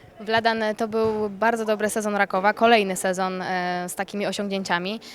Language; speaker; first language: Polish; native; Polish